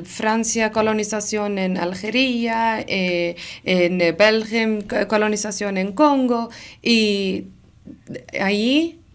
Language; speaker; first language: Spanish; non-native, learner; Arabic